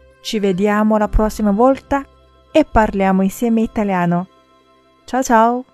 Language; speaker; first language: Italian; non-native, fluent; Chinese